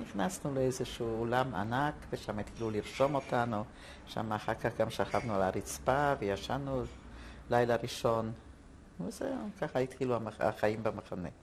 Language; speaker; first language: Hebrew; non-native, fluent; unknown